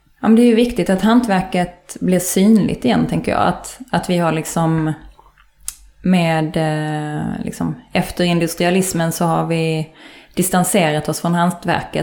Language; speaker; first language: Swedish; native; Swedish